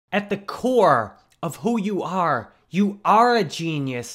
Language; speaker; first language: English; native; English